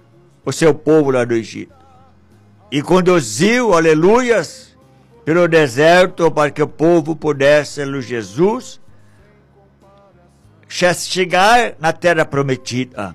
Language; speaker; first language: Portuguese; native; Portuguese